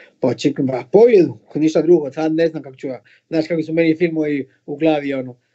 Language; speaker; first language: Bosnian; non-native, fluent; Spanish